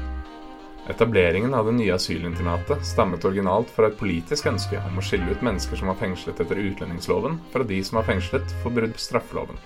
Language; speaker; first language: Norwegian; native; Norwegian